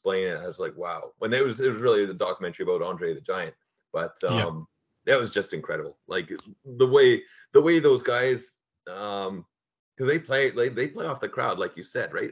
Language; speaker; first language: English; native; English